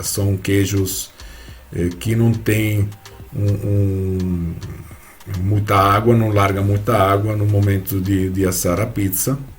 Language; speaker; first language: Portuguese; non-native, fluent; Italian